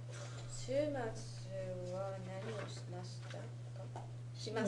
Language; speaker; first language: Japanese; non-native, learner; English